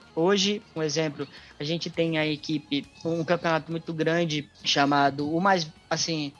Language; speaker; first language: Portuguese; native; Portuguese